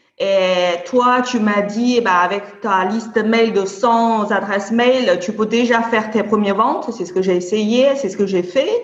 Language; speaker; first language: French; non-native, fluent; Chinese